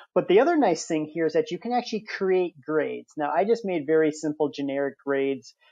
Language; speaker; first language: English; native; English